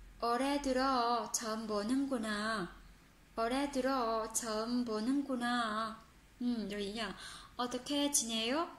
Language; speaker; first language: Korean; non-native, fluent; Vietnamese